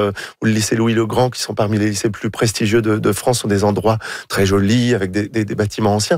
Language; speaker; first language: French; native; French